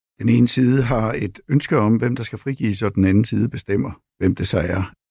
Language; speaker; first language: Danish; native; Danish